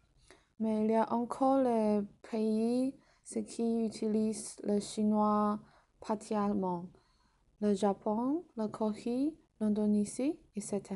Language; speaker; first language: French; non-native, learner; Chinese